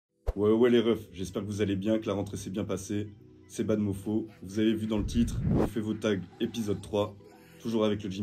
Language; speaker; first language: French; native; French